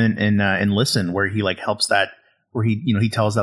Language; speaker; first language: English; native; English